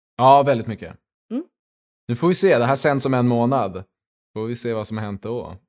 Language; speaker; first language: Swedish; early bilingual, heritage; Swedish